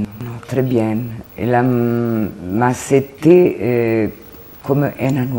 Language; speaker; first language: French; non-native, learner; Italian